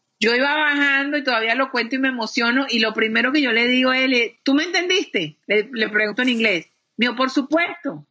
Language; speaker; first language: Spanish; native; Spanish